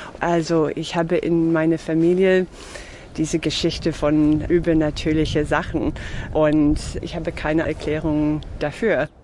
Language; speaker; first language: German; non-native, fluent; English